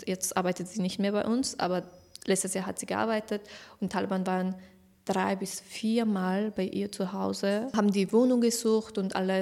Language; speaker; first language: German; non-native, fluent; Persian